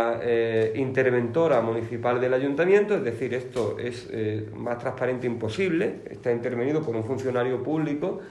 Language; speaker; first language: Spanish; native; Spanish